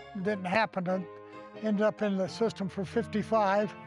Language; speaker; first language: English; native; English